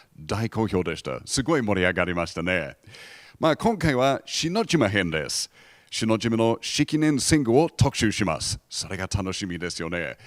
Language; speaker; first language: Japanese; non-native, fluent; English